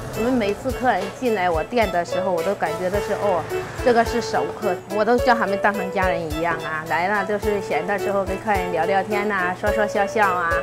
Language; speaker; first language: Chinese; native; Chinese